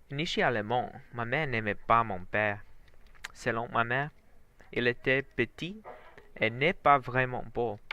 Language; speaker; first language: French; non-native, learner; Vietnamese